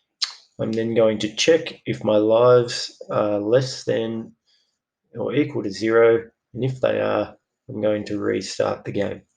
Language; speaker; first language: English; native; English